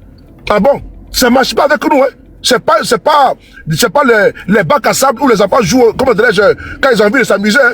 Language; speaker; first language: French; native; French